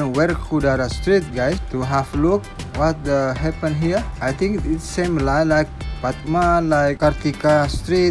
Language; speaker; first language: English; non-native, local second language; Indonesian